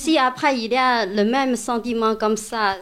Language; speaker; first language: French; non-native, learner; Chinese